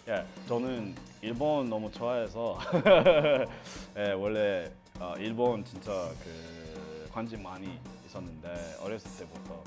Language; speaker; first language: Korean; non-native, learner; English